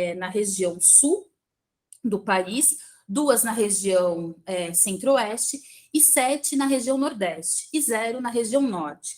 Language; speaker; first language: Portuguese; native; Portuguese